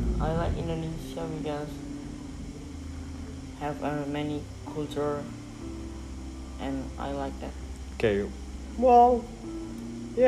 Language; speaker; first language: English; non-native, learner; Indonesian